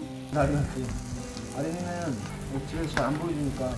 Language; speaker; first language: Korean; native; Korean